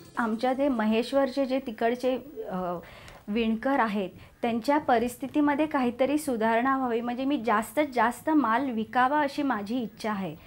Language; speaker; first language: Marathi; native; Marathi